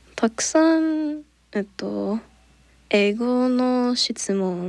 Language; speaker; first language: Japanese; non-native, learner; English